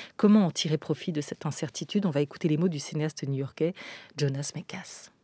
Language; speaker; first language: French; native; French